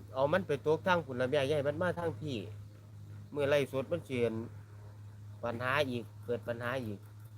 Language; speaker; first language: Thai; native; Thai